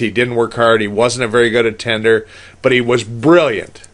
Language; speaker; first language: English; native; English